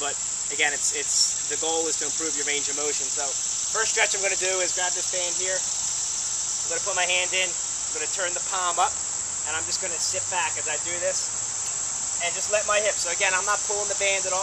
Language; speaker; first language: English; native; English